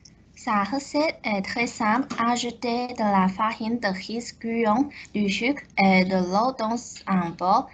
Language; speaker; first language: French; non-native, learner; Chinese